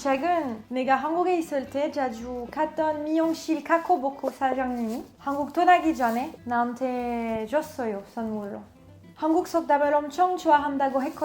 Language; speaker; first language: Korean; non-native, fluent; French